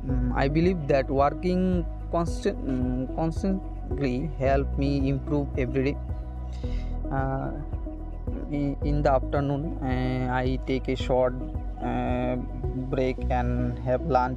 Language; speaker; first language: English; non-native, learner; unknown